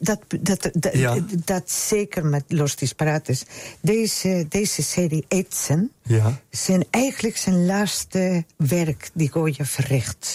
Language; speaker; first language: Dutch; non-native, fluent; Spanish